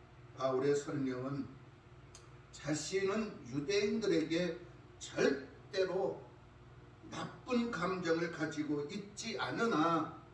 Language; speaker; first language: Korean; native; Korean